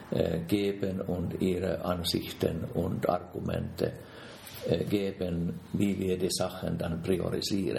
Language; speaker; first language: German; non-native, fluent; Finnish